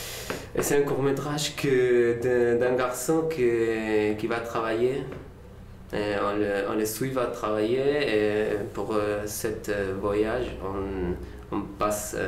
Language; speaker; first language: French; non-native, learner; Spanish